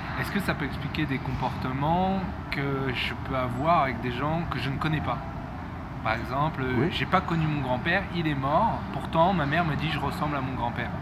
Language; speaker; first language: French; native; French